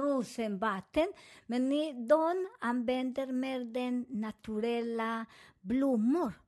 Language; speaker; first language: Swedish; non-native, learner; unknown